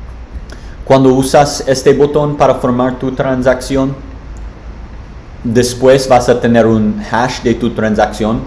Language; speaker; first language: Spanish; non-native, learner; English